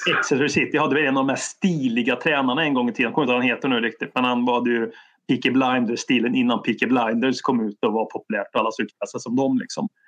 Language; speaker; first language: Swedish; native; Swedish